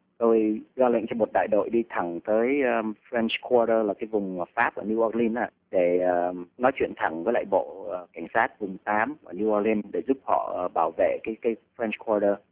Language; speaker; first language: Vietnamese; early bilingual, heritage; Vietnamese